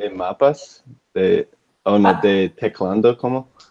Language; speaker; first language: Spanish; non-native, learner; English